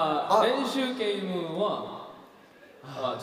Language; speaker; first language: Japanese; non-native, learner; Korean